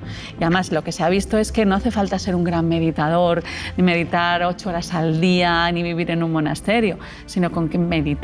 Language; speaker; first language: Spanish; native; Spanish